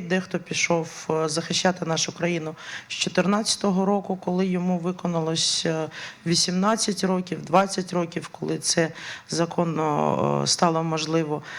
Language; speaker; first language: Ukrainian; native; Ukrainian